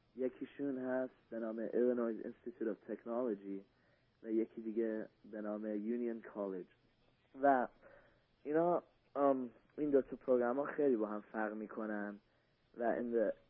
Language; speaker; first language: Persian; early bilingual, heritage; Persian